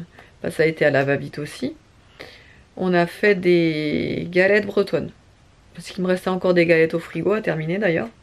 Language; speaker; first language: French; native; French